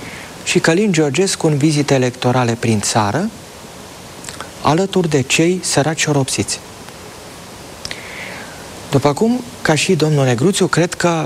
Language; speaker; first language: Romanian; native; Romanian